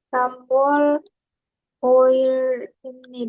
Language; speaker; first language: Korean; non-native, learner; Indonesian